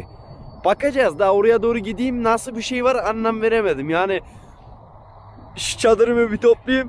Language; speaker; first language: Turkish; native; Turkish